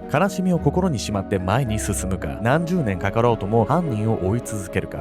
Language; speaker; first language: Japanese; native; Japanese